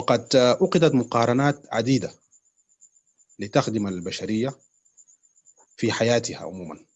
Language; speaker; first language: Arabic; native; Arabic